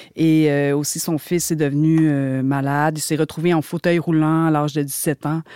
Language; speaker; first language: French; native; French